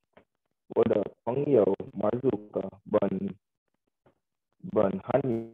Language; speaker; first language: Chinese; non-native, learner; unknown